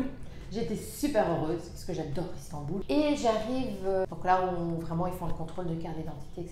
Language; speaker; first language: French; native; French